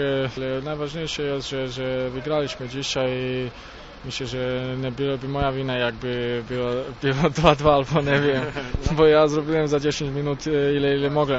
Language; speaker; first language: Polish; non-native, fluent; Bosnian